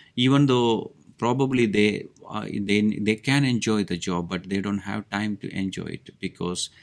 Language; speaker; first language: English; non-native, local second language; Malayalam